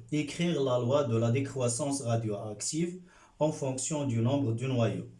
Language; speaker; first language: French; non-native, local second language; Arabic